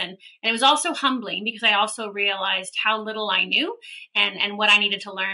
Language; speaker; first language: English; native; English